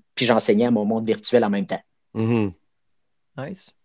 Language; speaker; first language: French; native; French